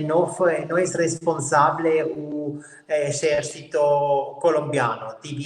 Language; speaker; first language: Portuguese; non-native, learner; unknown